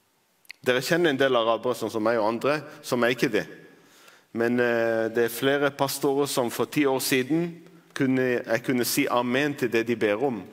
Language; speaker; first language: Norwegian; non-native, fluent; Arabic